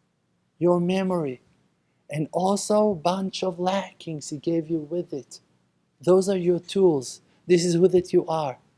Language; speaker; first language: English; non-native, fluent; Hebrew